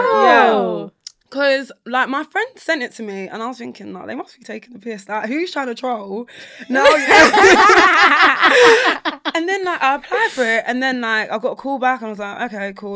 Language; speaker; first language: English; native; English